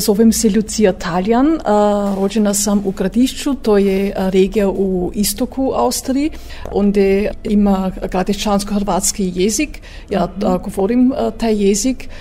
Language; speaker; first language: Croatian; early bilingual, heritage; Croatian